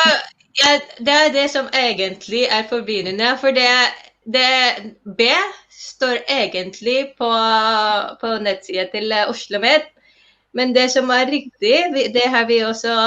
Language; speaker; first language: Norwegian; non-native, fluent; Filipino